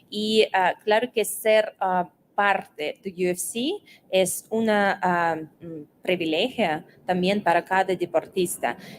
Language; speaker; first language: Spanish; non-native, fluent; Russian